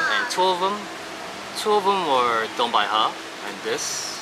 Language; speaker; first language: English; non-native, fluent; Korean